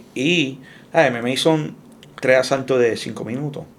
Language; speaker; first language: Spanish; early bilingual, heritage; Spanish